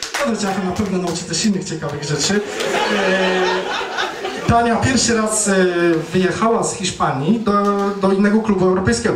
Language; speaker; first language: Polish; native; Polish